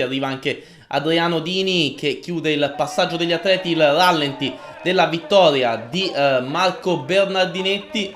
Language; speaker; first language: Italian; native; Italian